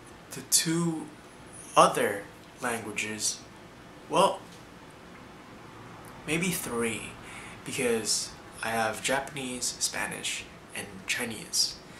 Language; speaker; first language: English; early bilingual, other home language; Indonesian